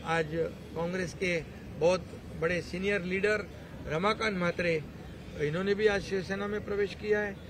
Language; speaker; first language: Hindi; non-native, local second language; Marathi